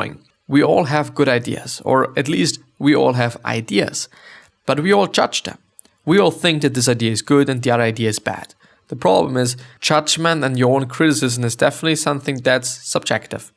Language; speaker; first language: English; non-native, fluent; German